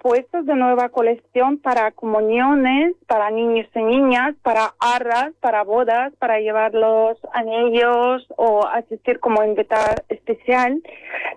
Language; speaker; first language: Spanish; non-native, fluent; Estonian